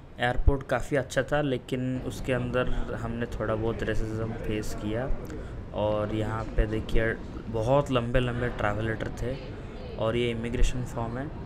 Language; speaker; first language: Hindi; non-native, local second language; Odia